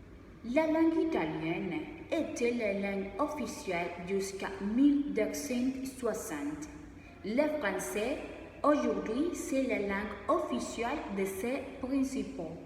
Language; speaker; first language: French; non-native, learner; Spanish